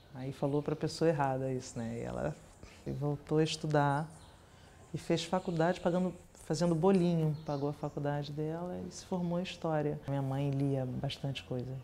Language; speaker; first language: Portuguese; native; Portuguese